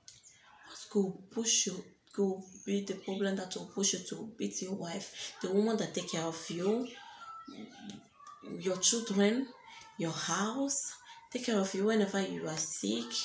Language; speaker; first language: English; non-native, local second language; French